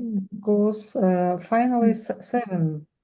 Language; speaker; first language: English; non-native, learner; Russian